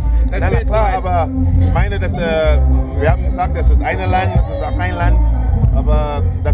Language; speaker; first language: German; non-native, fluent; English